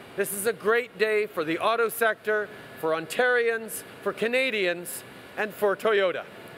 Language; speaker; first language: English; early bilingual, other home language; French